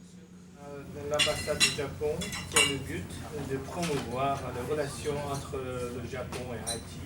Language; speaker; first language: French; non-native, learner; Japanese